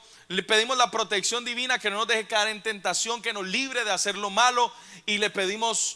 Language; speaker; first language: Spanish; native; Spanish